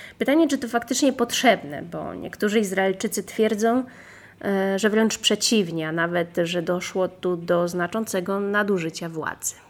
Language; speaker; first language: Polish; native; Polish